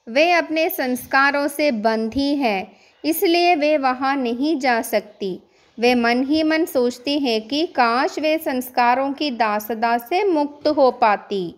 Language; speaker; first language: Hindi; non-native, local second language; Malayalam